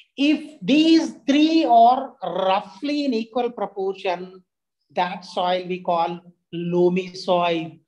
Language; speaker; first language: English; non-native, local second language; Telugu